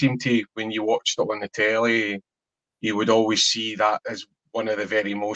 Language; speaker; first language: English; native; English